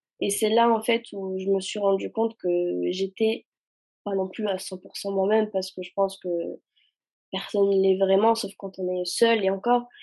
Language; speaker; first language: French; early bilingual, other home language; Arabic